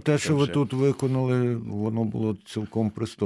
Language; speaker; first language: Ukrainian; native; Ukrainian